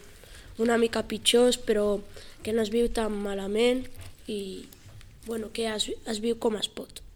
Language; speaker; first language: Catalan; early bilingual, other home language; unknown